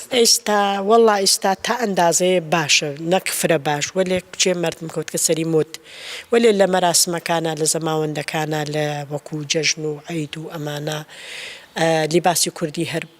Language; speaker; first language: Central Kurdish; non-native, local second language; Gurani